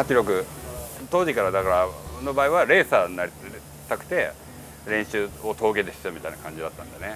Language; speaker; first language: Japanese; native; Japanese